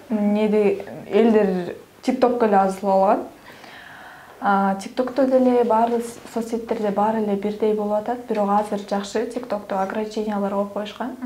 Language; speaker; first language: Kyrgyz; non-native, local second language; Russian